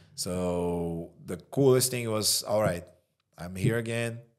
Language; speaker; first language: English; non-native, fluent; Portuguese